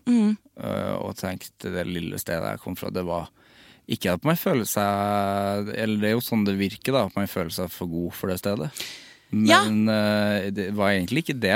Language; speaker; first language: Norwegian; native; Norwegian